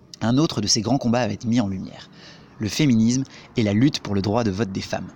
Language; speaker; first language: French; native; French